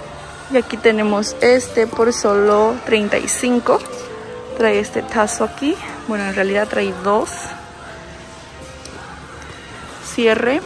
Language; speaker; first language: Spanish; native; Spanish